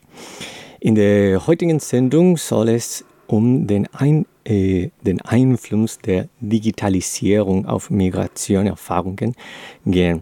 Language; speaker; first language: German; non-native, learner; Spanish